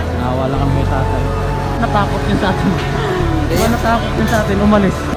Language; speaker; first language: Filipino; native; Filipino